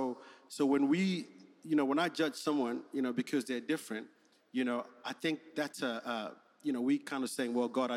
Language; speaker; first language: English; non-native, local second language; Shona